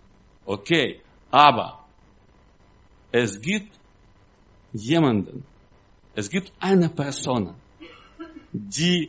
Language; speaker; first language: German; non-native, learner; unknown